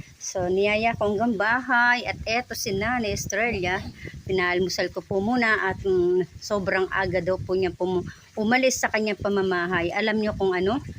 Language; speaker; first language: Filipino; non-native, local second language; Bikol